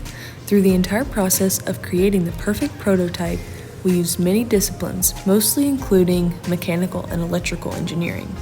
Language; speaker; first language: English; native; English